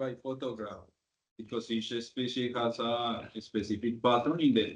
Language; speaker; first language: English; non-native, fluent; Spanish